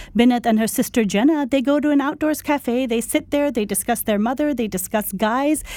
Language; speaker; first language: English; non-native, local second language; Urdu